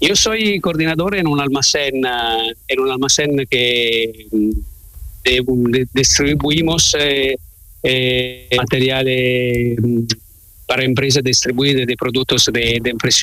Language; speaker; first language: Spanish; non-native, learner; Italian